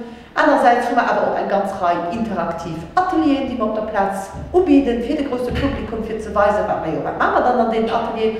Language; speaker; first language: German; non-native, local second language; Luxembourgish